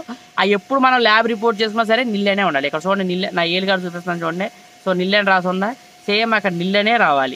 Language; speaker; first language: Telugu; native; Telugu